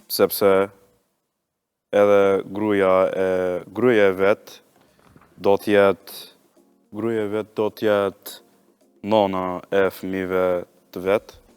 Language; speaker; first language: Albanian; non-native, learner; English